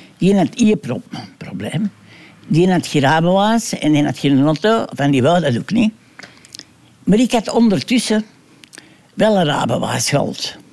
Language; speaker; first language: Dutch; native; Dutch